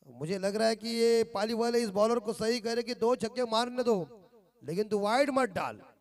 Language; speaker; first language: Hindi; non-native, local second language; Marathi